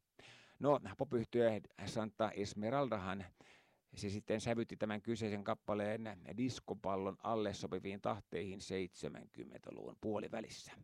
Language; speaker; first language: Finnish; native; Finnish